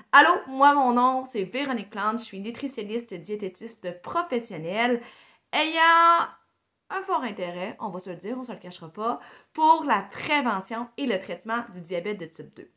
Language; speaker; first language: French; native; French